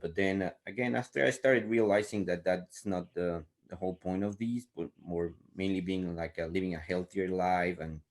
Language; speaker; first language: English; non-native, fluent; Spanish